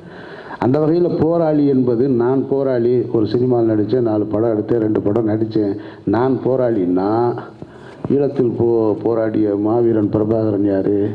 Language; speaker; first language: Tamil; native; Tamil